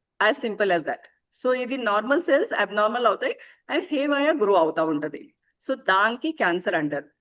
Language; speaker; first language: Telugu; non-native, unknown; Marathi